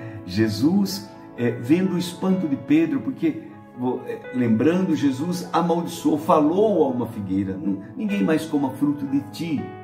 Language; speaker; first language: Portuguese; native; Portuguese